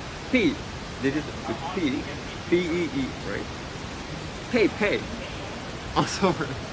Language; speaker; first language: English; non-native, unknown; Japanese